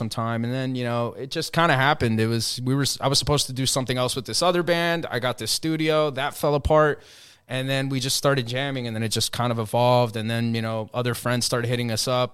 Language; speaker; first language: English; early bilingual, other home language; Spanish